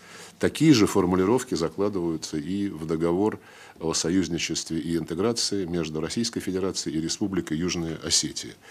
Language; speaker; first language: Russian; native; Russian